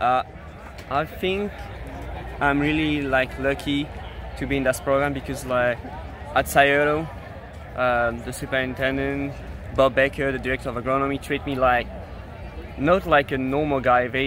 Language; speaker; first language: English; non-native, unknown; French